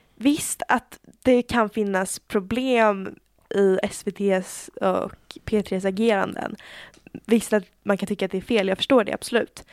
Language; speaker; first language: Swedish; native; Swedish